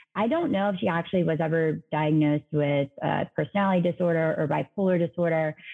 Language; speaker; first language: English; native; English